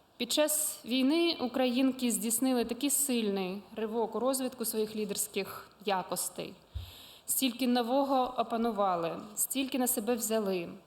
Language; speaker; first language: Ukrainian; non-native, local second language; Russian